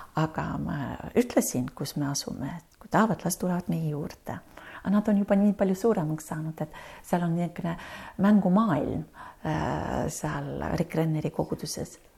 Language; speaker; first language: Estonian; native; Estonian